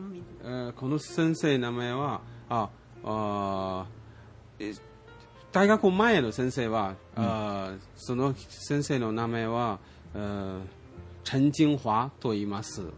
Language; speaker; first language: Japanese; non-native, learner; Chinese